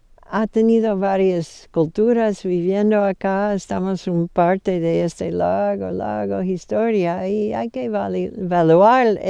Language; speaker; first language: Spanish; non-native, fluent; English